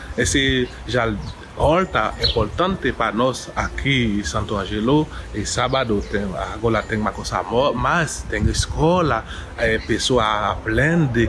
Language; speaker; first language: Portuguese; non-native, learner; Haitian Creole